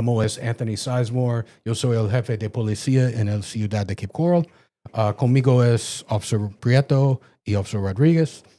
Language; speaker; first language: Spanish; non-native, learner; English